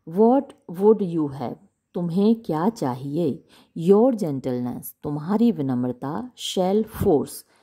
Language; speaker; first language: Hindi; native; Hindi